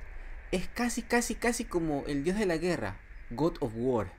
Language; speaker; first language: Spanish; native; Spanish